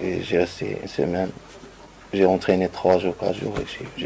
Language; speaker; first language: French; non-native, local second language; Arabic